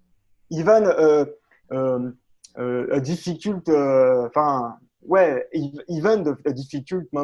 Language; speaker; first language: English; non-native, learner; French